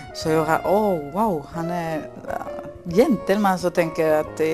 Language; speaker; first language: Swedish; non-native, fluent; Spanish